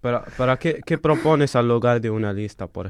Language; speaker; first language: Spanish; non-native, fluent; Arabic